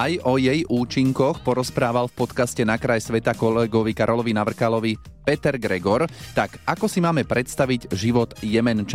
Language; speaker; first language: Slovak; native; Slovak